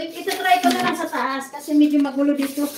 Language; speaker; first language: Filipino; native; Filipino